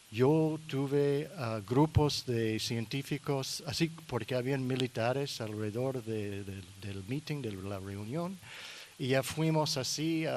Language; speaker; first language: Spanish; non-native, learner; English